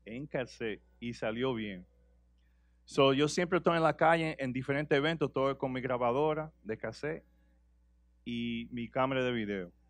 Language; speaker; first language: Spanish; early bilingual, heritage; Spanish